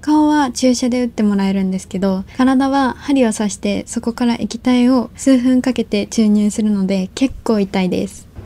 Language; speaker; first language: Japanese; native; Japanese